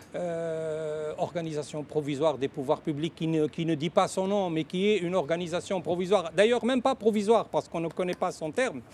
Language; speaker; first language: French; non-native, local second language; Arabic